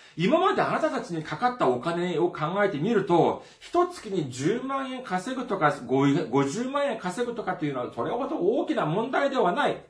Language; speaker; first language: Japanese; non-native, fluent; Korean